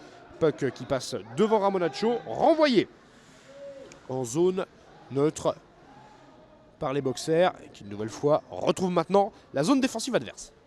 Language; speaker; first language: French; native; French